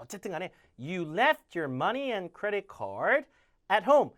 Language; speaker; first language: English; non-native, fluent; Korean